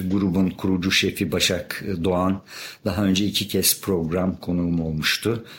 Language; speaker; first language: Turkish; native; Turkish